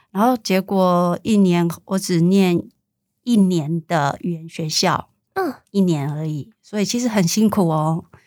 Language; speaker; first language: Chinese; native; Chinese